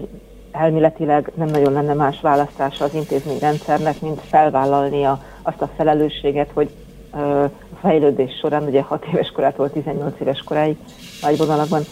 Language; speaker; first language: Hungarian; native; Hungarian